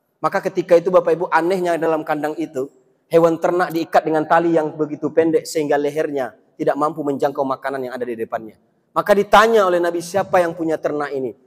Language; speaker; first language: Indonesian; non-native, local second language; Minangkabau